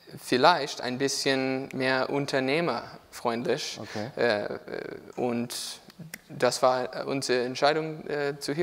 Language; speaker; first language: German; non-native, learner; English